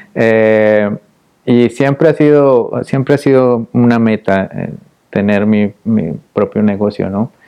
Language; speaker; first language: Spanish; native; Spanish